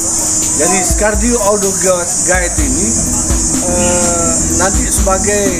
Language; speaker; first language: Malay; non-native, local second language; Sasak